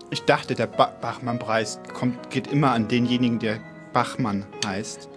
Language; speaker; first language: German; native; German